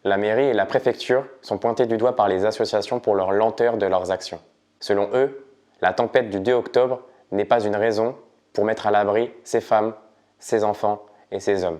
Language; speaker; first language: French; native; French